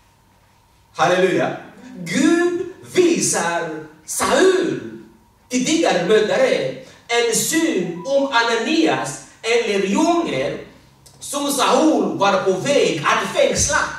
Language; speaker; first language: Swedish; non-native, fluent; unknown